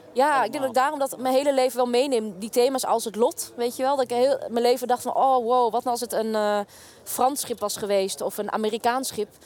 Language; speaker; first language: Dutch; early bilingual, other home language; Vietnamese